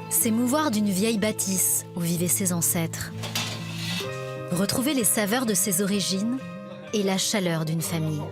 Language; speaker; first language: French; native; French